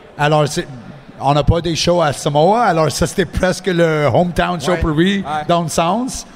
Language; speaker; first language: French; non-native, fluent; English